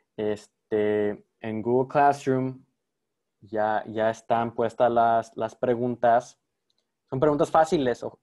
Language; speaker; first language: Spanish; early bilingual, heritage; Spanish